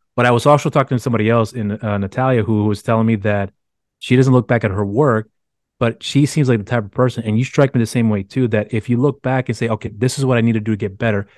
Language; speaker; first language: English; early bilingual, other home language; Spanish